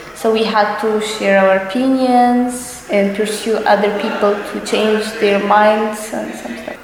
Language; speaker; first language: English; non-native, fluent; Russian